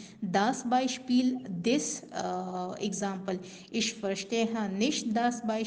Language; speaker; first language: German; non-native, learner; Urdu